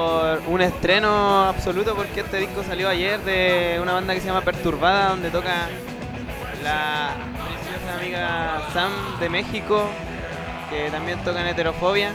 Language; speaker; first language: Spanish; native; Spanish